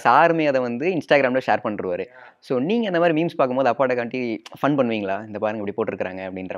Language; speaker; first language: Tamil; native; Tamil